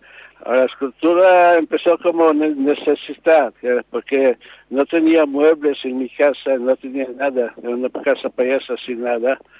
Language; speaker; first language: Spanish; non-native, learner; Hebrew